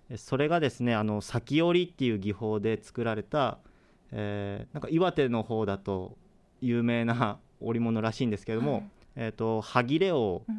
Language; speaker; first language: Japanese; native; Japanese